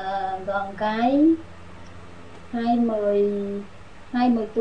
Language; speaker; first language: Vietnamese; non-native, learner; Khmer